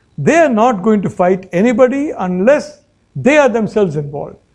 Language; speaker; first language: English; non-native, local second language; Malayalam